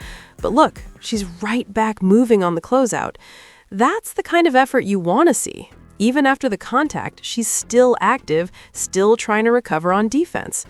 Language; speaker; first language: English; native; English